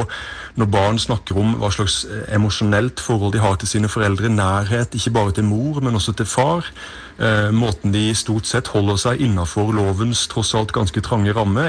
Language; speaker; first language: Norwegian; native; Norwegian